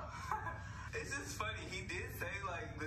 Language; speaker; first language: English; native; English